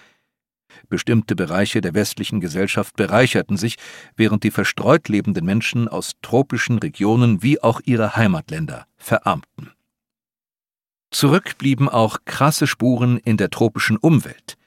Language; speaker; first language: German; native; German